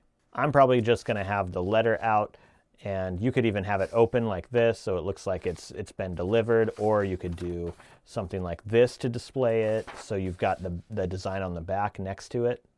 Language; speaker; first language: English; native; English